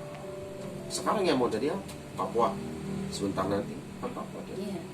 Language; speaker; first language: Indonesian; non-native, fluent; Arabic